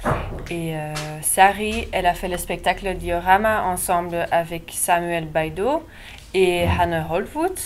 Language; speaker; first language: French; non-native, local second language; Dutch